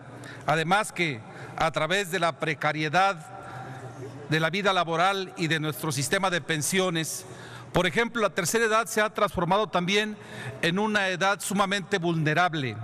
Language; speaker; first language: Spanish; native; Spanish